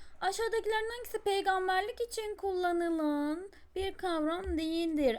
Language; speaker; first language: Turkish; native; Turkish